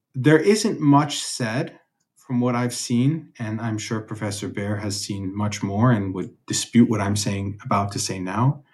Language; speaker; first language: English; native; English